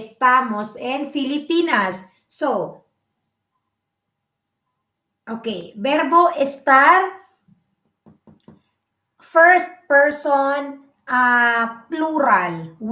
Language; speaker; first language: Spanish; non-native, learner; Filipino